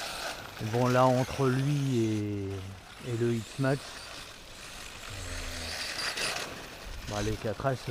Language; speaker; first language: French; native; French